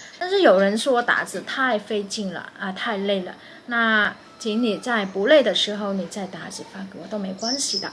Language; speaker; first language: Chinese; non-native, fluent; Vietnamese